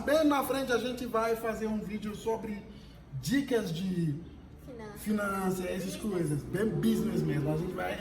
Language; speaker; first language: Portuguese; non-native, fluent; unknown